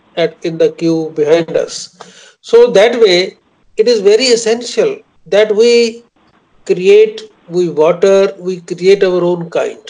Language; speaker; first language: English; non-native, local second language; Punjabi